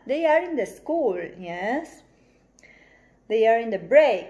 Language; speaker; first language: English; non-native, fluent; Spanish